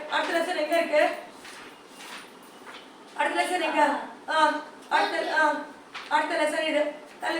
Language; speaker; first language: Tamil; native; Tamil